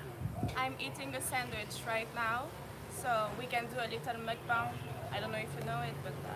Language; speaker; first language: English; non-native, fluent; French